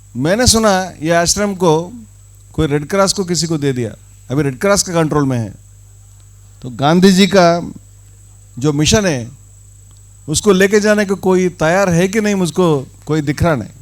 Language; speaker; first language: Hindi; non-native, local second language; Telugu